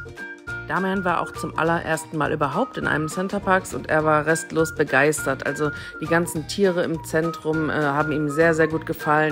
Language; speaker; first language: German; native; German